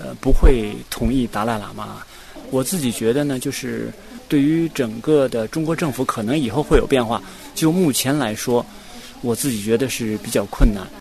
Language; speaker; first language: Chinese; native; Chinese